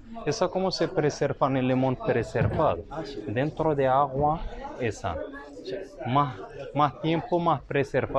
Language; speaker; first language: Spanish; non-native, fluent; Arabic